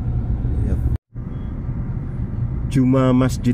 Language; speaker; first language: English; non-native, learner; Indonesian